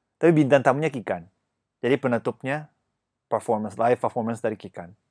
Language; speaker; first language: Indonesian; non-native, fluent; Japanese